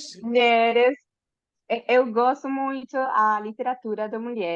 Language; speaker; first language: Portuguese; non-native, learner; Spanish